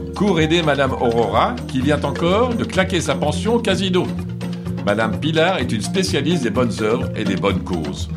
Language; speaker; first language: French; non-native, fluent; Portuguese